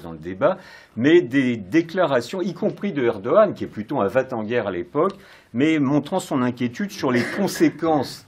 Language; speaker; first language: French; native; French